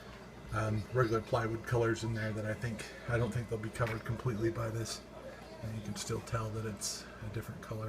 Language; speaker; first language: English; native; English